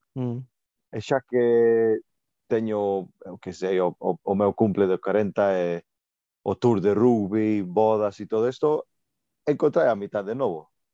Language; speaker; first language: Galician; native; Galician